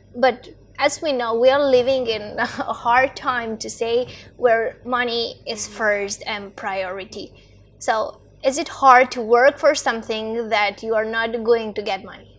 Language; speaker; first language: English; non-native, fluent; Albanian